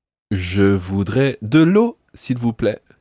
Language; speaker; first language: French; non-native, fluent; English